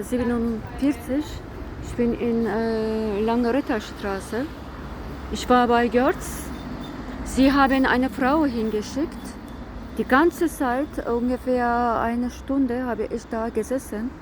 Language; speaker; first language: German; non-native, fluent; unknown